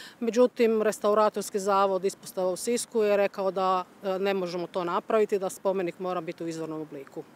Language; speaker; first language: Croatian; native; Croatian